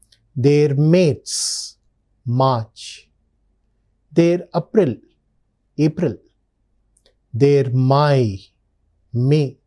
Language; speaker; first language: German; non-native, fluent; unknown